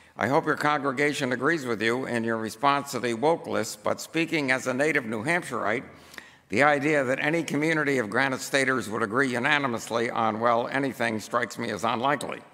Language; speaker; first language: English; native; English